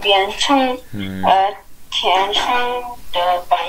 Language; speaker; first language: Chinese; non-native, learner; English